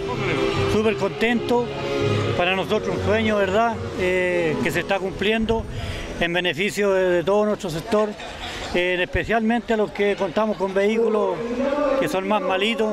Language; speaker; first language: Spanish; native; Spanish